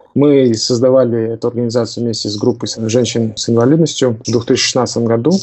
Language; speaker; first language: Russian; non-native, local second language; Tajik